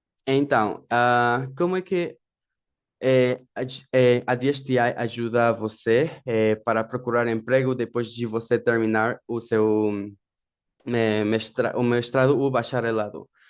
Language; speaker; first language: Portuguese; non-native, fluent; Spanish